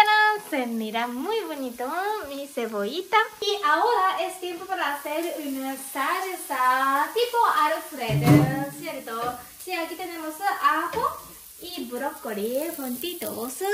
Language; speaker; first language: Spanish; non-native, learner; Japanese